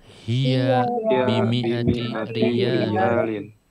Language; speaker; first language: Arabic; non-native, learner; Indonesian